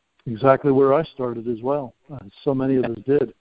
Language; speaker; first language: English; native; English